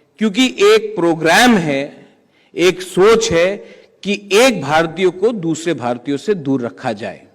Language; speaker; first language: Hindi; non-native, local second language; Kok Borok